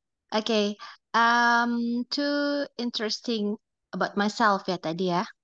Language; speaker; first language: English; non-native, learner; Indonesian